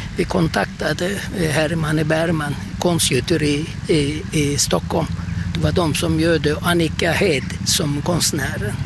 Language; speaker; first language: Swedish; non-native, fluent; Turkish